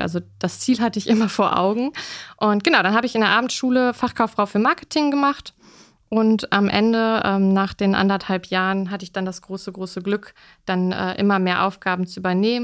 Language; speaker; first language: German; native; German